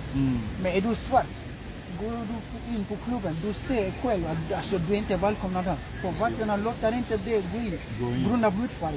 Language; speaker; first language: Swedish; early bilingual, other home language; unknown